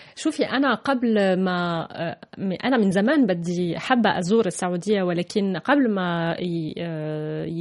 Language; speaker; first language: Arabic; non-native, fluent; French